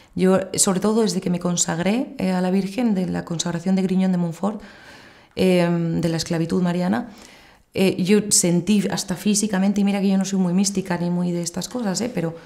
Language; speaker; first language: Spanish; native; Spanish